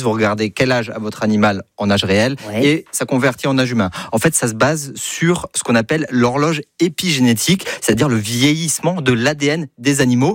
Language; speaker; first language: French; native; French